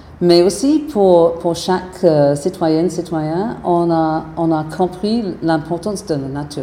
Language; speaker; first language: French; non-native, fluent; English